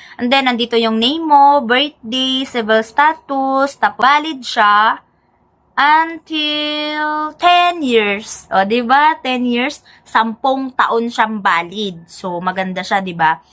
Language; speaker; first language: Filipino; native; Filipino